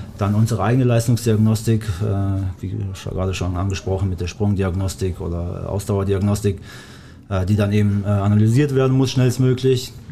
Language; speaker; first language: German; early bilingual, other home language; Albanian